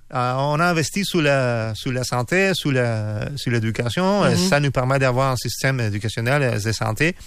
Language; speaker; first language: French; non-native, learner; Spanish